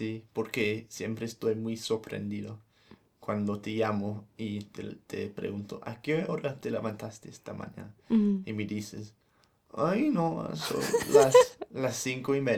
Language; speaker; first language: Spanish; non-native, fluent; English